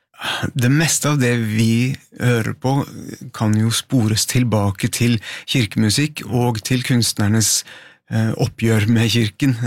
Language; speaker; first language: Norwegian; native; Norwegian